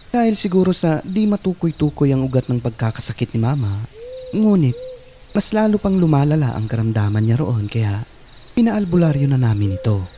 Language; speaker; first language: Filipino; non-native, local second language; Cebuano